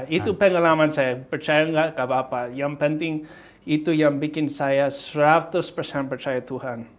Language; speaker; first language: Indonesian; non-native, fluent; English